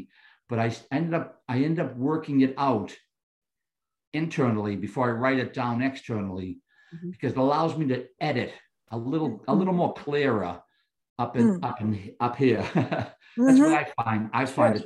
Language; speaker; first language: English; native; English